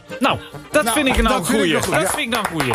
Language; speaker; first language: Dutch; native; Dutch